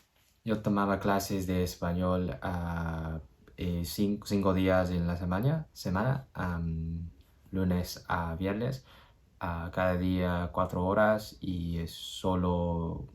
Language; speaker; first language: Spanish; non-native, learner; English